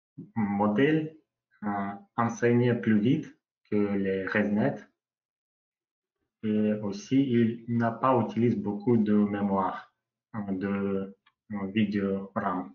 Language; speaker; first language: French; non-native, learner; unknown